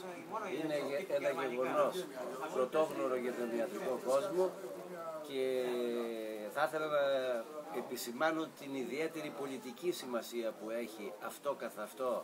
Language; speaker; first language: Greek; native; Greek